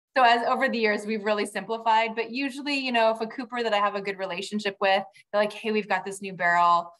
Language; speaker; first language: English; native; English